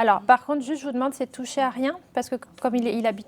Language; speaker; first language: French; native; French